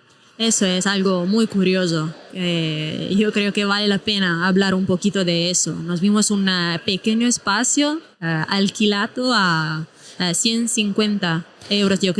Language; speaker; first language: Spanish; non-native, fluent; Italian